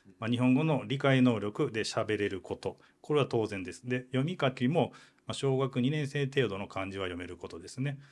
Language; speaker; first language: Japanese; native; Japanese